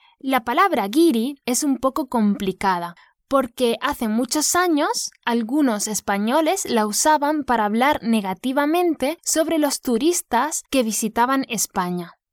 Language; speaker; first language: Spanish; native; Spanish